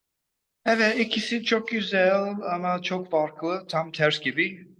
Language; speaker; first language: Turkish; non-native, learner; English